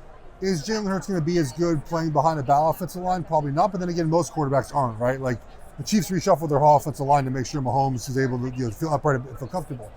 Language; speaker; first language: English; native; English